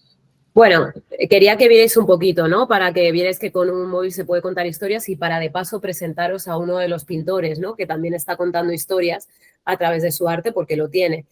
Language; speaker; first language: Spanish; native; Spanish